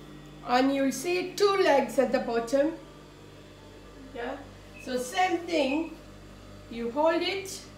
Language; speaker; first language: English; non-native, fluent; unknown